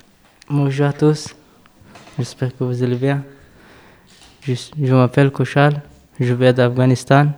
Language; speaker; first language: French; non-native, learner; Pashto